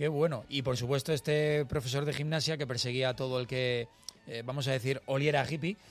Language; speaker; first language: Spanish; native; Spanish